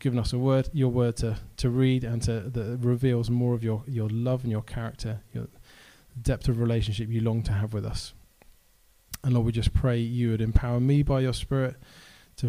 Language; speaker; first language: English; native; English